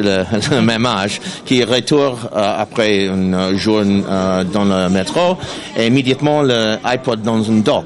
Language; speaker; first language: French; non-native, learner; English